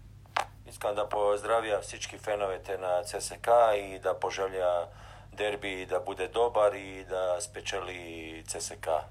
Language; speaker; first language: Bulgarian; non-native, learner; Croatian